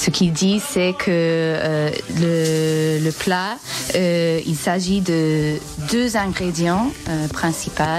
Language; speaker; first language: French; non-native, fluent; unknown